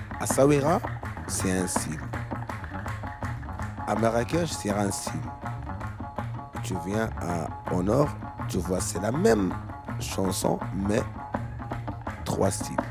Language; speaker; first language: French; non-native, learner; Arabic